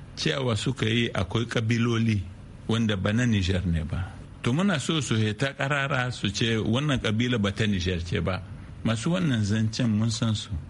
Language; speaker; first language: Hausa; non-native, local second language; Arabic